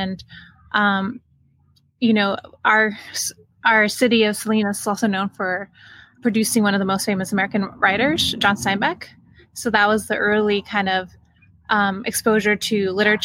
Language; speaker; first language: English; native; English